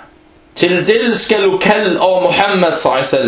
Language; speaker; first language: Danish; non-native, fluent; Arabic